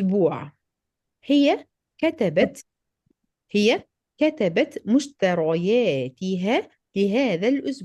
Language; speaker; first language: Arabic; non-native, fluent; French